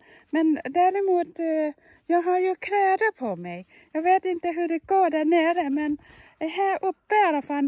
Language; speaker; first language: Swedish; non-native, fluent; Thai